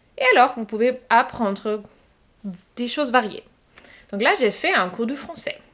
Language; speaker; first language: French; non-native, fluent; German